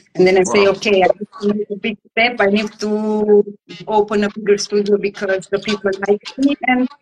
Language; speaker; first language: English; non-native, learner; Romanian